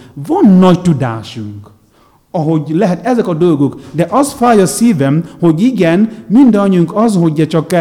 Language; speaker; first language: Hungarian; non-native, learner; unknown